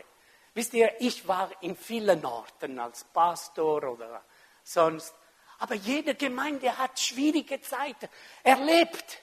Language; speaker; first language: German; non-native, local second language; French